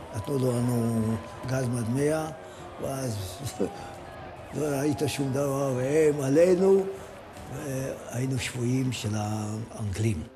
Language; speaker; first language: Hebrew; non-native, fluent; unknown